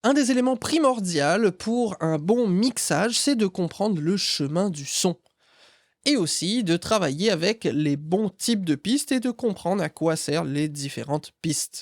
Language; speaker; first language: French; native; French